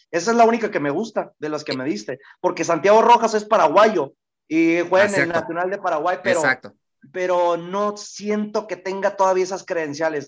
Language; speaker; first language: Spanish; native; Spanish